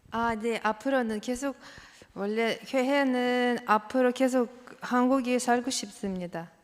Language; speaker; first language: Korean; non-native, learner; Russian